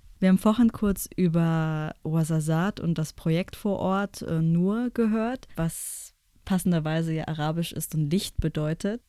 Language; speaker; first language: German; native; German